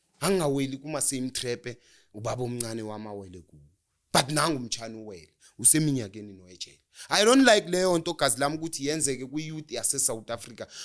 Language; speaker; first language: Zulu; non-native, local second language; Xhosa